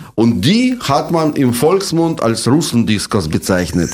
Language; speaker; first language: German; non-native, fluent; Russian